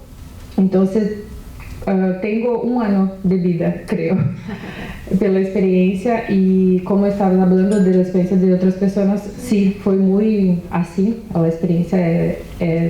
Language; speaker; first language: Spanish; non-native, learner; Portuguese